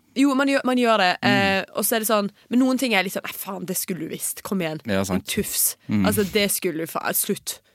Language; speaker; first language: Norwegian; early bilingual, heritage; Norwegian